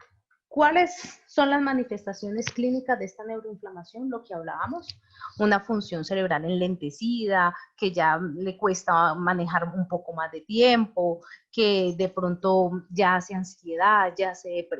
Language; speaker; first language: Spanish; native; Spanish